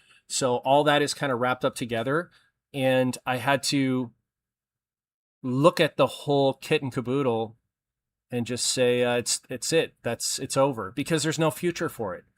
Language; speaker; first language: English; native; English